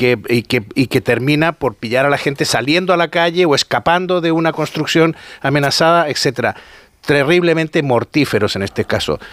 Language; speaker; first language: Spanish; native; Spanish